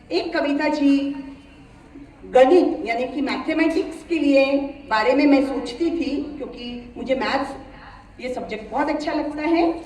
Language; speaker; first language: Hindi; non-native, local second language; Marathi